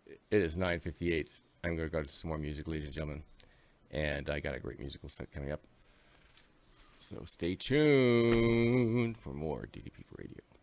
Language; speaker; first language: English; early bilingual, other home language; French